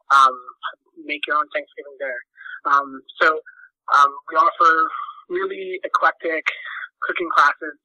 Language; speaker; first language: English; native; English